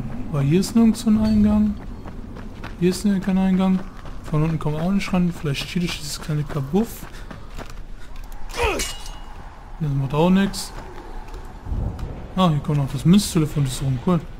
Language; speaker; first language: German; native; German